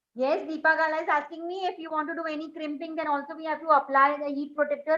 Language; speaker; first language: English; non-native, local second language; Gujarati